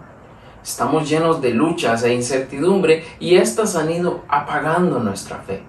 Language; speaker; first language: Spanish; native; Spanish